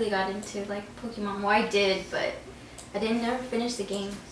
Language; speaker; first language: English; native; English